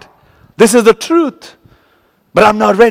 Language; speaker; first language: English; non-native, local second language; Malayalam